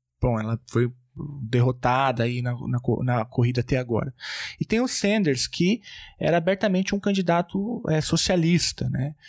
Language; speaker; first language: Portuguese; native; Portuguese